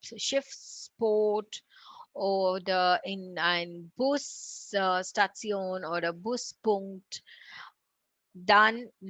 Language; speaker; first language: German; non-native, learner; Tamil